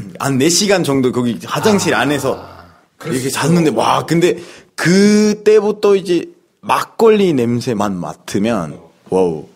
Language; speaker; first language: Korean; non-native, fluent; Spanish